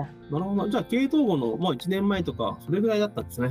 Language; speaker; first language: Japanese; native; Japanese